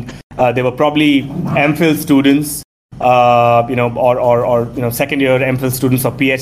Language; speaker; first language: English; non-native, local second language; Tamil